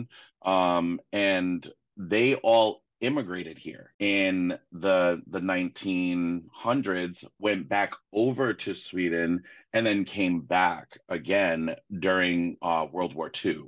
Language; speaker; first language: English; native; English